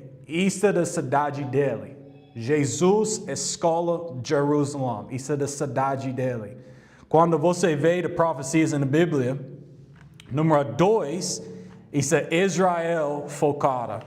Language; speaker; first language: Portuguese; non-native, learner; English